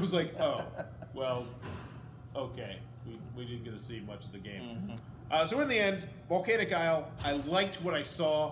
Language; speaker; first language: English; native; English